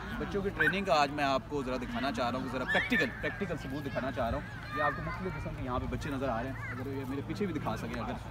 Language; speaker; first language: Urdu; non-native, local second language; Punjabi